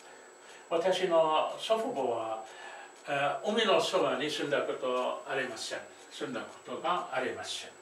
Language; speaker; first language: Japanese; non-native, fluent; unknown